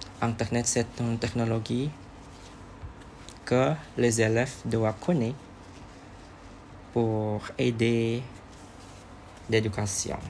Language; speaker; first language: French; non-native, learner; Indonesian